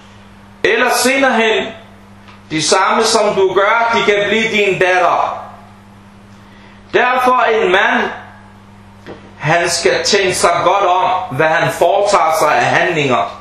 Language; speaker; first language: Danish; early bilingual, other home language; Arabic